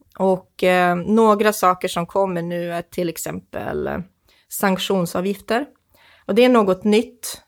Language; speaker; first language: Swedish; non-native, fluent; Croatian